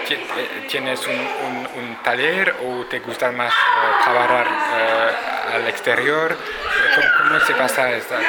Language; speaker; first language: Spanish; non-native, fluent; French